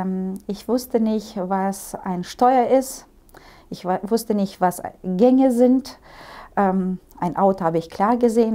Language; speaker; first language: German; early bilingual, heritage; Russian